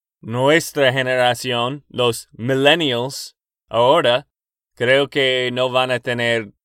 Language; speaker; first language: Spanish; non-native, learner; English